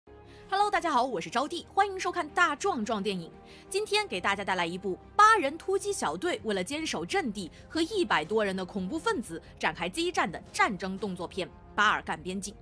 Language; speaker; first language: Chinese; native; Chinese